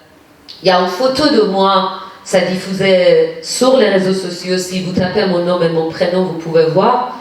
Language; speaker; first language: French; non-native, fluent; Persian